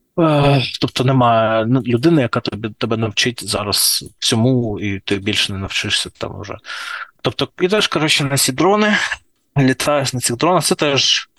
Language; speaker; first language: Ukrainian; non-native, local second language; Russian